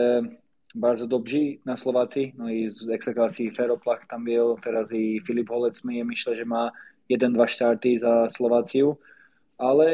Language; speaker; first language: Polish; non-native, learner; Slovak